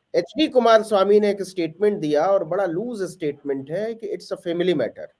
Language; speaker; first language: Hindi; native; Hindi